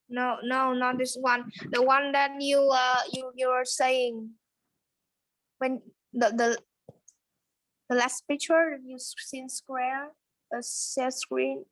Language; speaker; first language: English; non-native, learner; Vietnamese